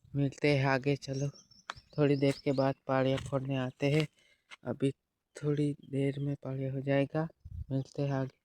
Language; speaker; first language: Hindi; non-native, local second language; Gujarati